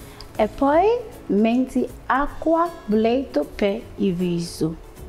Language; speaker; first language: Italian; non-native, learner; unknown